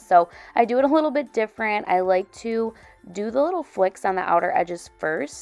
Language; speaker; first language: English; native; English